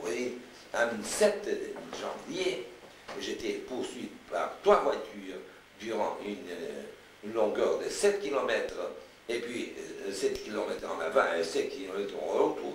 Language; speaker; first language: French; non-native, fluent; Romanian